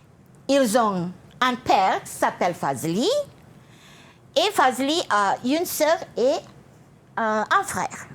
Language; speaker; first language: French; non-native, fluent; Malay